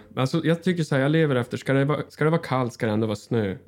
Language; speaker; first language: Swedish; native; Swedish